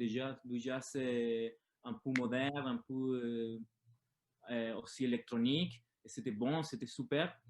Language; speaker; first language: French; non-native, learner; Spanish